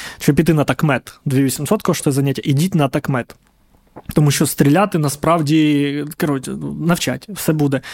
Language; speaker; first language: Ukrainian; non-native, local second language; Russian